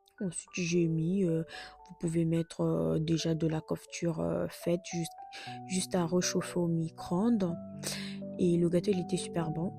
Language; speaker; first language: French; non-native, local second language; Lingala